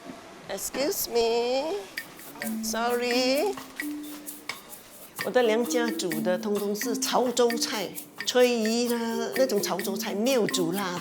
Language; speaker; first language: Chinese; non-native, local second language; Min Nan Chinese